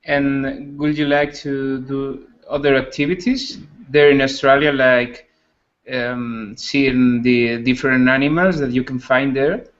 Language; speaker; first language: English; non-native, learner; Spanish